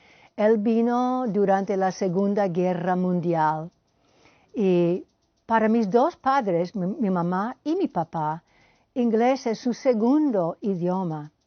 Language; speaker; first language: Spanish; non-native, fluent; English